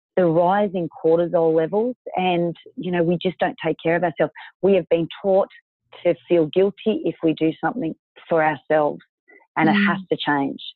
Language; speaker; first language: English; native; English